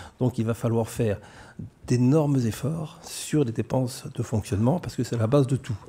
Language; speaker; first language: French; native; French